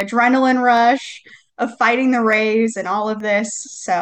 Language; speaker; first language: English; native; English